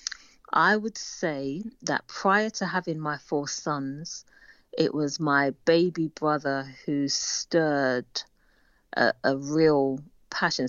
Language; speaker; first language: English; native; English